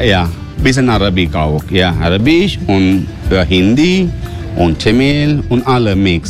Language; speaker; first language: German; non-native, learner; Sinhala